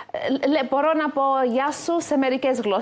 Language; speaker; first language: Greek; early bilingual, heritage; Greek